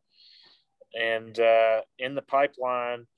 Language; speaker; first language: English; native; English